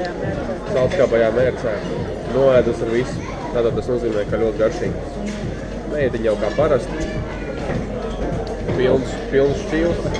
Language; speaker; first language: Latvian; native; Latvian